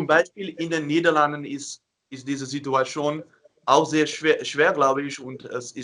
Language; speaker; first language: German; non-native, learner; Dutch